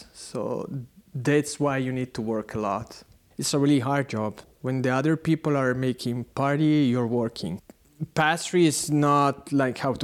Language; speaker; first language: English; non-native, learner; Italian